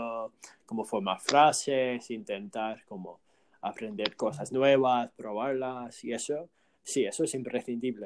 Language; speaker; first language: Spanish; non-native, fluent; English